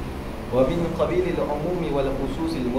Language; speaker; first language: Arabic; non-native, learner; Malay